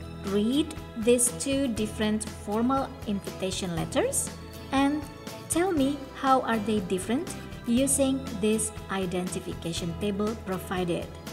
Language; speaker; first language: English; non-native, fluent; Indonesian